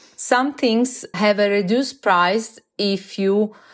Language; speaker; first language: English; non-native, fluent; Italian